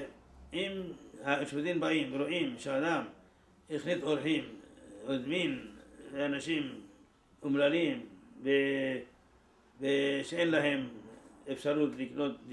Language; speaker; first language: Hebrew; non-native, fluent; Persian